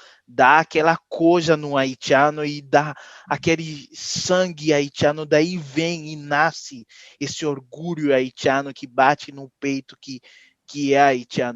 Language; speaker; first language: Portuguese; non-native, fluent; Haitian Creole